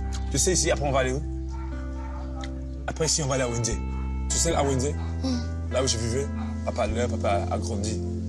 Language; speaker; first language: French; non-native, local second language; Lingala